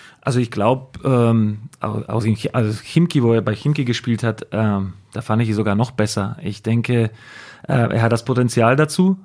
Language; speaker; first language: German; non-native, fluent; Slovak